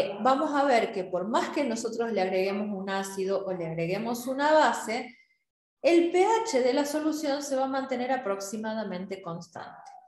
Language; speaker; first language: Spanish; native; Spanish